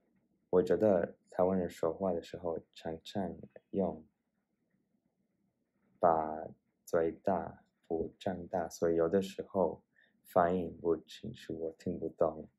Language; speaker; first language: Chinese; non-native, learner; Spanish